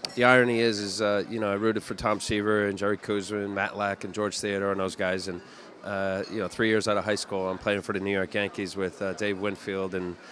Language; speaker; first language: English; native; English